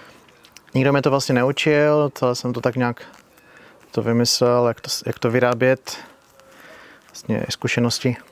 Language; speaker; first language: Czech; native; Czech